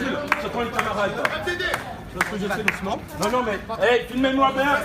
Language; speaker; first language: French; native; French